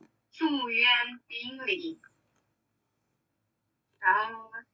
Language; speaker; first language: Chinese; non-native, learner; Indonesian